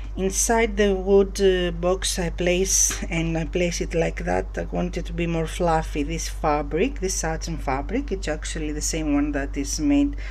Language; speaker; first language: English; non-native, fluent; Greek